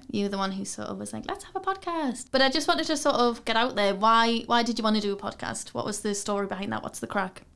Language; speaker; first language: English; native; English